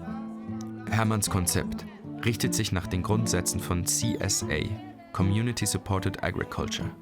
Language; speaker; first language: German; native; German